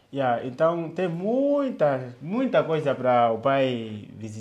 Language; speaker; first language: Portuguese; non-native, learner; Vietnamese